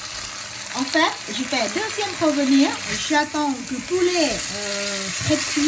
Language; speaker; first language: French; non-native, learner; Thai